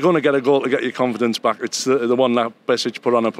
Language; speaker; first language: English; native; English